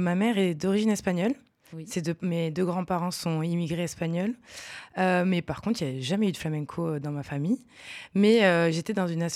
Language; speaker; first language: French; native; French